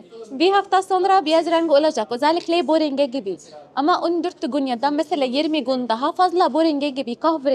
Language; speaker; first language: Turkish; non-native, learner; Arabic